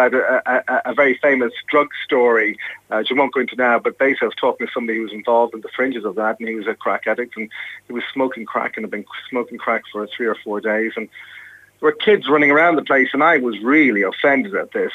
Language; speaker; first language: English; native; English